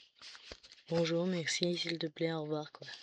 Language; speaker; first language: French; native; French